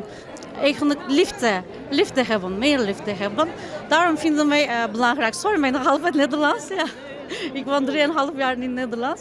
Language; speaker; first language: Dutch; non-native, learner; Turkish